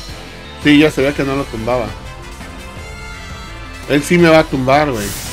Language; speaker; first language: Spanish; native; Spanish